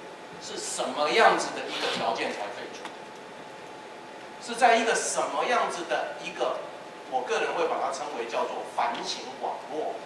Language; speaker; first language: Chinese; native; Chinese